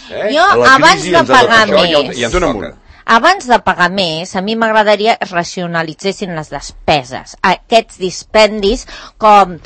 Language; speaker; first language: Catalan; native; Catalan